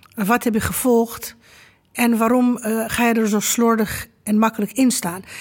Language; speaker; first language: Dutch; non-native, fluent; Romanian